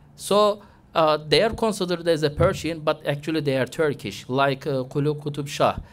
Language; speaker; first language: English; non-native, fluent; Turkish